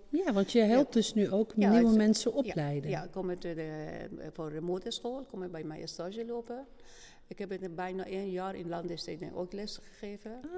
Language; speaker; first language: Dutch; non-native, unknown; Persian